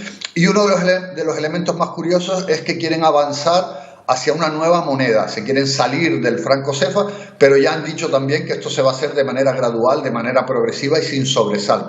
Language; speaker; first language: Spanish; native; Spanish